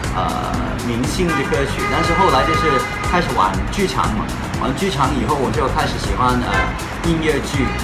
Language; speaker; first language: Chinese; non-native, local second language; Cantonese